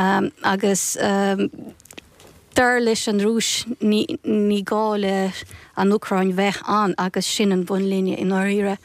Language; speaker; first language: Irish; non-native, fluent; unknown